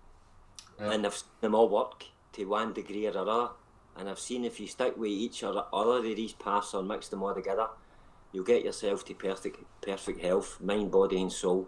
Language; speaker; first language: English; native; English